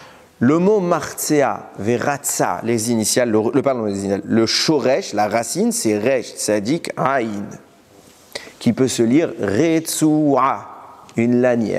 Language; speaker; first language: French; native; French